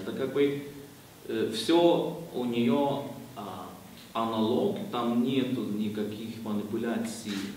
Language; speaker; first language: Russian; non-native, fluent; Swedish